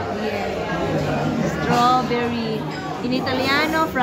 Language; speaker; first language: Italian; non-native, fluent; Filipino